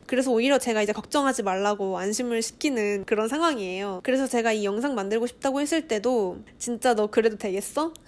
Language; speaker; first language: Korean; native; Korean